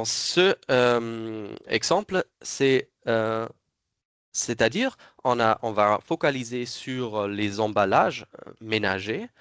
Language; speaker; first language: French; non-native, fluent; German